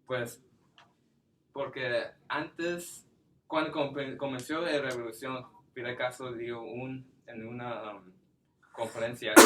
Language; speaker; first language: Spanish; non-native, learner; English